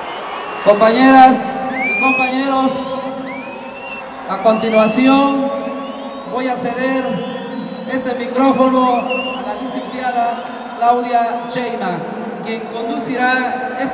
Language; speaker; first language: Spanish; native; Spanish